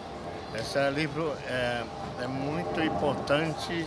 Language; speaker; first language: Portuguese; non-native, local second language; Yanomámi